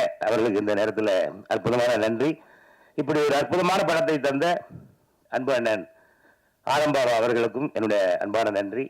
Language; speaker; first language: Tamil; native; Tamil